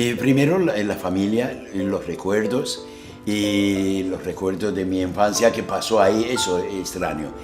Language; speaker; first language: Spanish; non-native, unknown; Azerbaijani